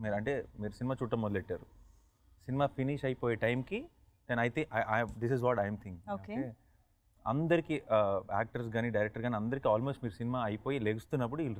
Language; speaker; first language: Telugu; native; Telugu